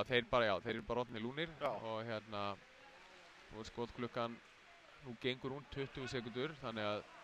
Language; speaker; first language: Icelandic; native; Icelandic